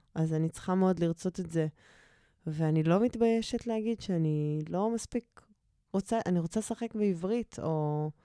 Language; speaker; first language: Hebrew; native; Hebrew